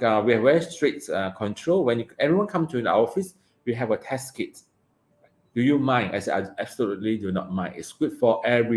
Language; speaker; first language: English; non-native, local second language; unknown